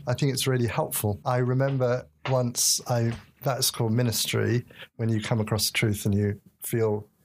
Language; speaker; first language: English; native; English